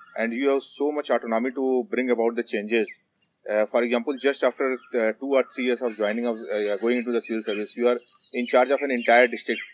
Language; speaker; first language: English; non-native, local second language; Hindi